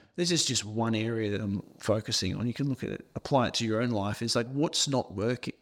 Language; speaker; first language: English; native; English